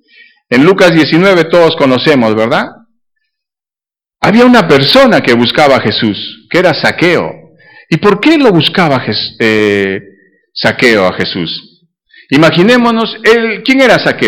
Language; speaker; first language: Spanish; native; Spanish